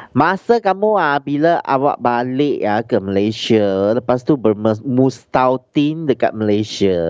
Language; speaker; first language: Malay; non-native, local second language; Chinese